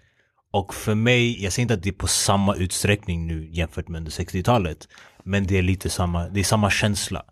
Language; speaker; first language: Swedish; early bilingual, other home language; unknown